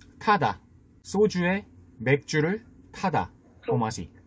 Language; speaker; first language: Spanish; non-native, learner; Korean